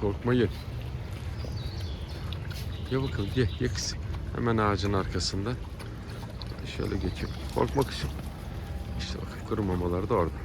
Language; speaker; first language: Turkish; native; Turkish